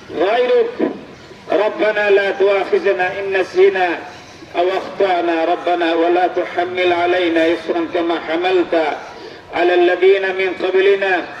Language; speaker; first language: Arabic; non-native, fluent; Bangla